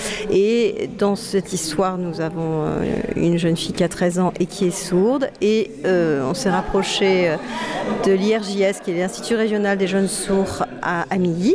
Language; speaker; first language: French; native; French